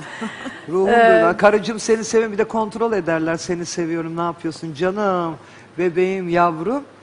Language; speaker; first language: Turkish; native; Turkish